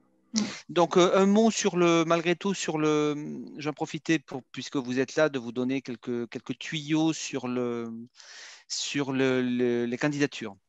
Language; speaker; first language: French; native; French